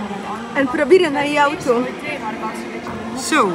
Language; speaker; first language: Dutch; non-native, learner; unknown